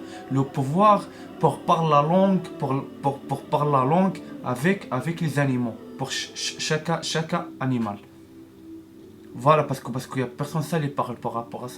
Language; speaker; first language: French; non-native, learner; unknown